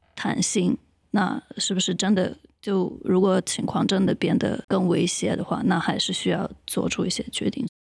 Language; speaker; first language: Chinese; non-native, fluent; Ukrainian